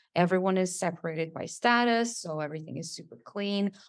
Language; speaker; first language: English; non-native, fluent; Serbian